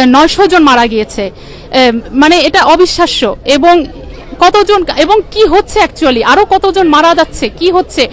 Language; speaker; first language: Bangla; native; Bangla